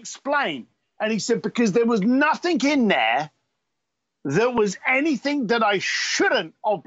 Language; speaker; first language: English; native; English